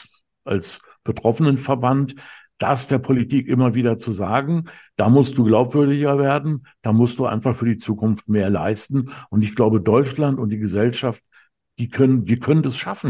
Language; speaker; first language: German; native; German